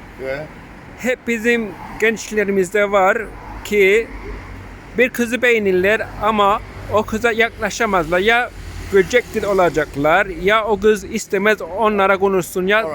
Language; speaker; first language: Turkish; early bilingual, heritage; Turkish